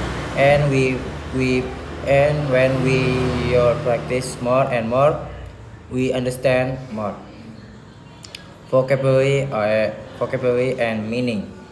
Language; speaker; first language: English; non-native, learner; Indonesian